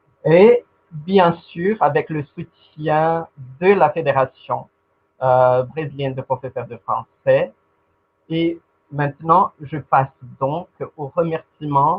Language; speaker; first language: French; non-native, fluent; Portuguese